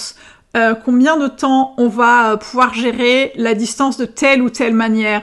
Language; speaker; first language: French; native; French